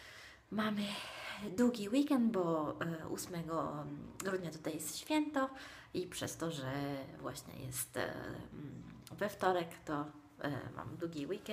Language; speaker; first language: Polish; non-native, fluent; Italian